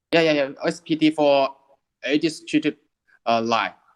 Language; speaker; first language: English; non-native, learner; Chinese